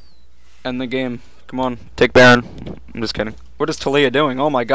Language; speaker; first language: English; native; English